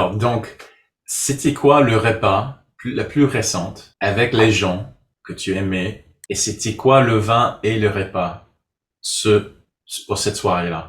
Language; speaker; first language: French; non-native, learner; English